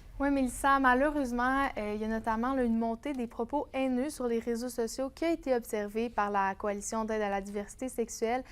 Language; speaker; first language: French; native; French